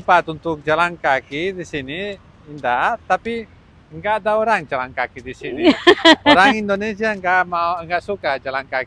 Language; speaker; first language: Indonesian; non-native, learner; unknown